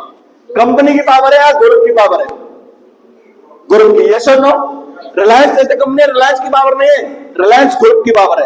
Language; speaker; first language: Hindi; native; Hindi